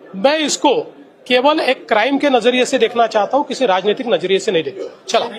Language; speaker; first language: Hindi; non-native, local second language; Marathi